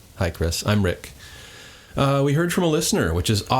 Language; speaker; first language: English; native; English